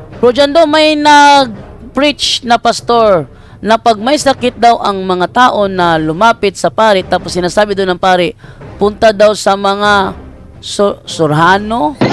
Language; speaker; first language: Filipino; non-native, local second language; Cebuano